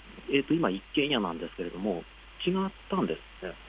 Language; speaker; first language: Japanese; native; Japanese